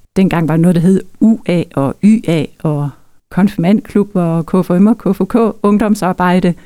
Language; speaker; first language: Danish; native; Danish